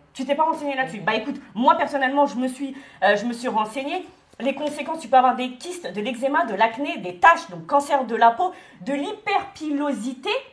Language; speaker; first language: French; early bilingual, other home language; Wolof